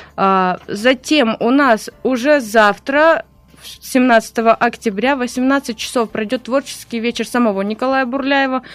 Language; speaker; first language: Russian; native; Russian